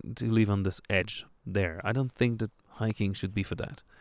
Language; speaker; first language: English; non-native, fluent; French